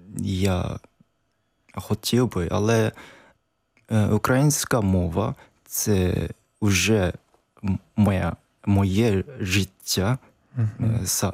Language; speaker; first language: Ukrainian; non-native, learner; Japanese